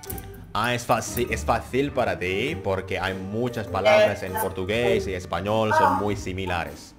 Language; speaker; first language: Spanish; non-native, learner; Indonesian